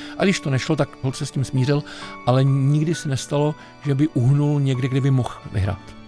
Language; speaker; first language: Czech; native; Czech